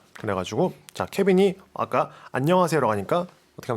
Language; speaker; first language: Korean; native; Korean